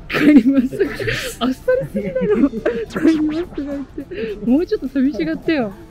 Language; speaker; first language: Japanese; native; Japanese